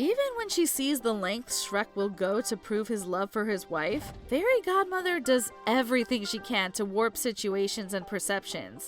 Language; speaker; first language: English; native; English